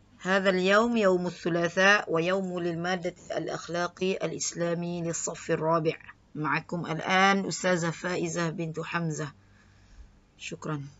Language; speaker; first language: Arabic; non-native, learner; Malay